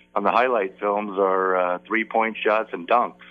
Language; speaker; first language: English; native; English